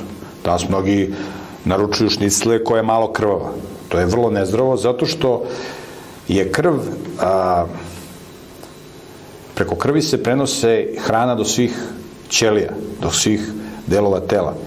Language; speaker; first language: Serbian; native; Serbian